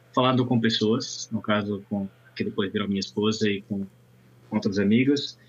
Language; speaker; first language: Portuguese; non-native, fluent; Italian